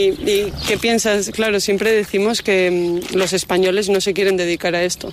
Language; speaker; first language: Spanish; native; Spanish